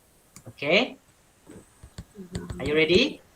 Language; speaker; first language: English; non-native, learner; Indonesian